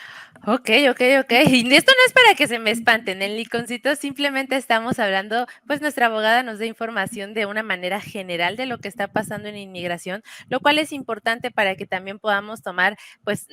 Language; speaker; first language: Spanish; native; Spanish